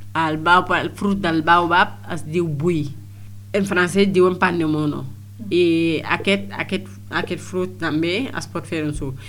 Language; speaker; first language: Catalan; non-native, fluent; Wolof